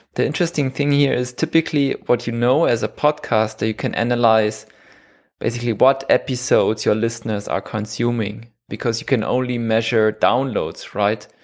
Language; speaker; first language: English; non-native, fluent; German